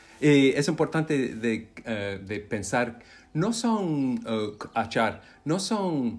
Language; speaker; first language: Spanish; non-native, learner; English